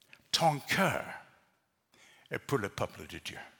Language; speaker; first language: French; non-native, learner; English